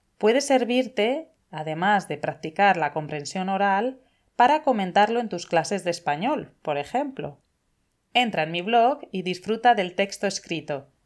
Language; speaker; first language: Spanish; native; Spanish